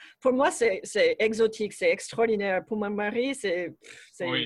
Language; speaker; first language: French; non-native, fluent; English